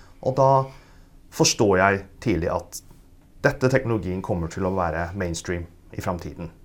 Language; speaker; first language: Norwegian; early bilingual, other home language; Cantonese